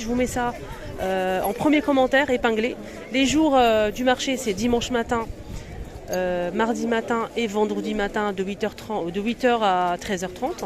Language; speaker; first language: French; native; French